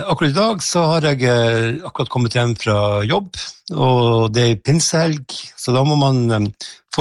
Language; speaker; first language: Norwegian; native; Norwegian